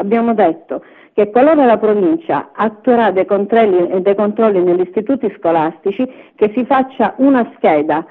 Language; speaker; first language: Italian; native; Italian